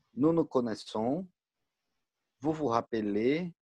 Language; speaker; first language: French; non-native, learner; Portuguese